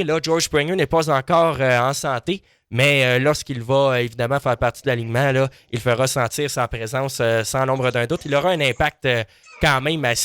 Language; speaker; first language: French; native; French